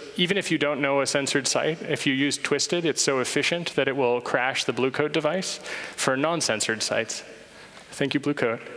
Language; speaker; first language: English; native; English